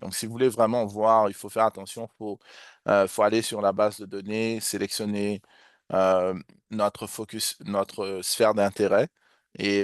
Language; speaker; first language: French; native; French